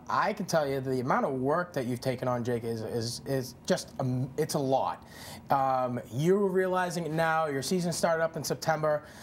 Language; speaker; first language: English; native; English